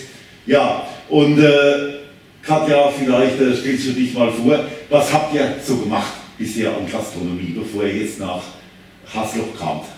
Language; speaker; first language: German; native; German